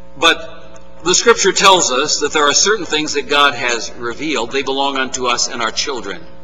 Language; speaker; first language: English; native; English